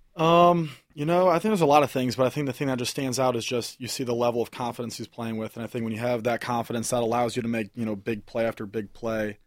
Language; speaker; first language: English; native; English